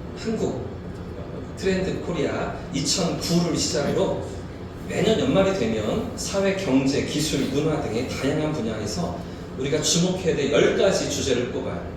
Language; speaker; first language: Korean; native; Korean